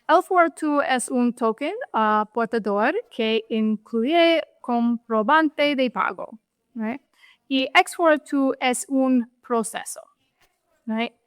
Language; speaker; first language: Spanish; non-native, fluent; English